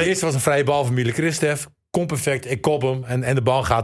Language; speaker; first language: Dutch; native; Dutch